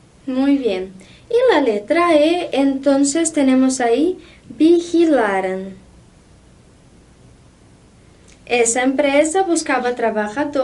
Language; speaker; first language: Spanish; non-native, fluent; Portuguese